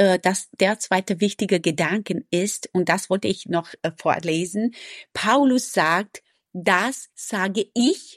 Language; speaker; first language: German; non-native, fluent; Romanian